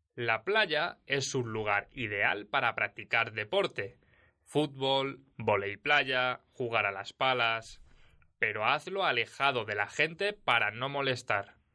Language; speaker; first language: Spanish; native; Spanish